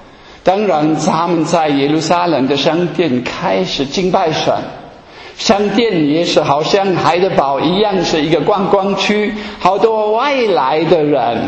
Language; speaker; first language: Chinese; non-native, fluent; German